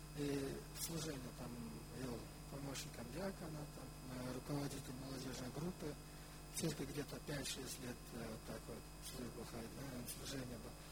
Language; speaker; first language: Russian; non-native, local second language; Kyrgyz